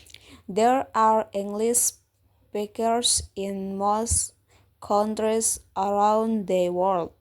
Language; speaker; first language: English; non-native, learner; Indonesian